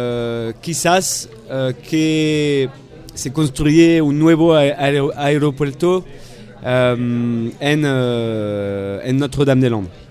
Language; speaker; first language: Spanish; non-native, fluent; French